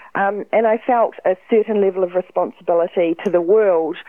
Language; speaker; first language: English; native; English